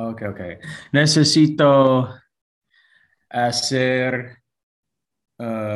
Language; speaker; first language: Spanish; non-native, learner; English